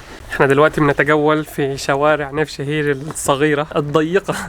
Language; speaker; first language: Arabic; native; Arabic